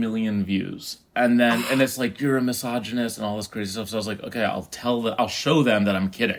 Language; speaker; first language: English; native; English